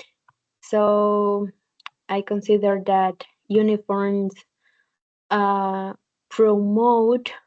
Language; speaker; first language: English; non-native, learner; Spanish